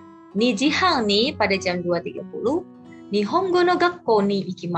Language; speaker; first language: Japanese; non-native, fluent; Indonesian